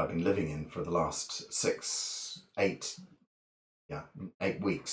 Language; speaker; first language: English; native; English